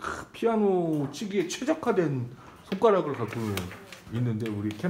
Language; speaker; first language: Korean; native; Korean